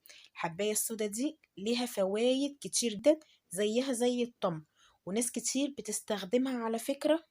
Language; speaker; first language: Arabic; native; Arabic